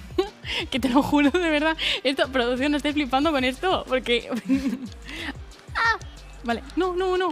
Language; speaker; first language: Spanish; native; Spanish